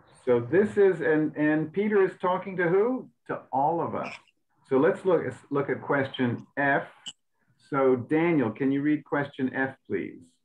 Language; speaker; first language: English; native; English